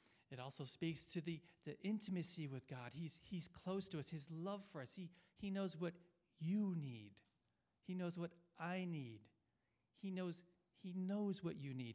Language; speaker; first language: English; native; English